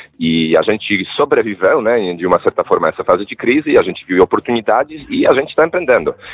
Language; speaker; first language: Portuguese; non-native, fluent; Polish